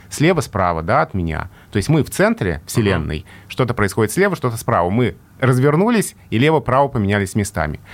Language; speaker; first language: Russian; native; Russian